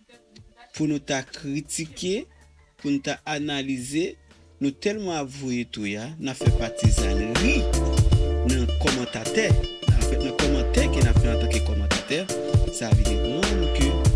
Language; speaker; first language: Haitian Creole; native; Haitian Creole